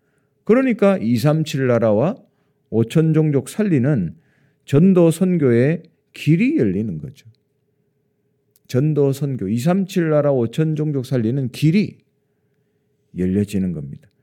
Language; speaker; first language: Korean; native; Korean